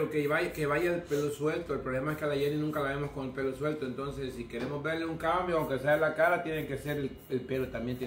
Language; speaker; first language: Spanish; native; Spanish